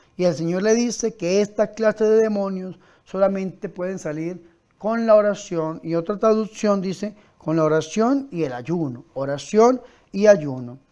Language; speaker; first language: Spanish; native; Spanish